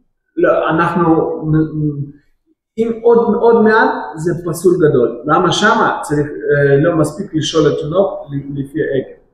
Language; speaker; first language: Hebrew; non-native, fluent; Russian